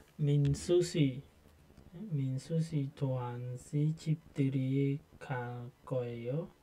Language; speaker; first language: Korean; non-native, learner; Khmer